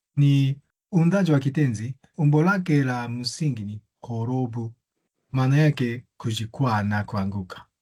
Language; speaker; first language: Swahili; non-native, fluent; Japanese